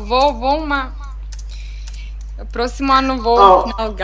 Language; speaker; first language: Portuguese; non-native, learner; Italian